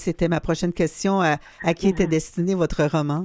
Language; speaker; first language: French; native; French